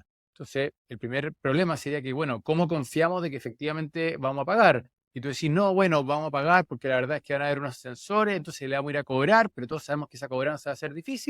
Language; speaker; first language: Spanish; native; Spanish